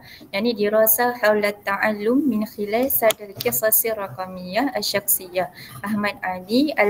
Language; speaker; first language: Arabic; non-native, learner; Malay